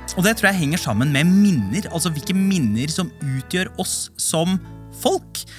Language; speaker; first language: Norwegian; early bilingual, other home language; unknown